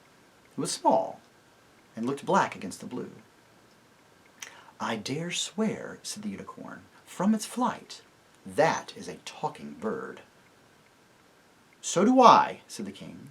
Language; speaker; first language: English; native; English